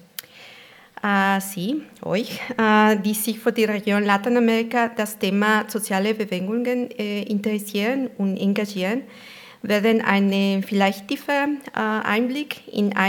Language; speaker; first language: German; non-native, fluent; Spanish